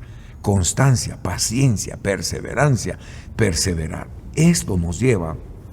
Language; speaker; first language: Spanish; native; Spanish